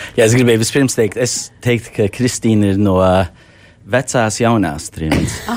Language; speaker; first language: Latvian; early bilingual, heritage; Latvian